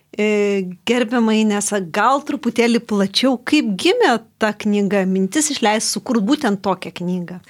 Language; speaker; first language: Lithuanian; native; Lithuanian